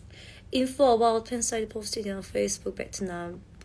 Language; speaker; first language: English; non-native, learner; Korean